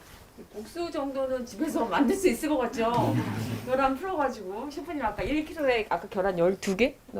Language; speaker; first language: Korean; native; Korean